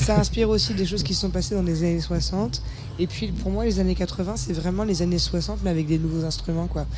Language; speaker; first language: French; native; French